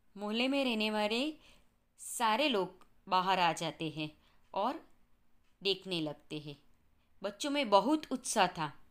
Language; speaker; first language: Hindi; non-native, local second language; Gujarati